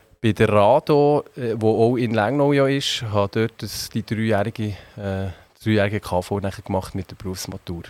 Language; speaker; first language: German; native; German